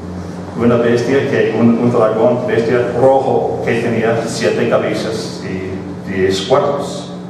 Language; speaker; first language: Spanish; non-native, fluent; English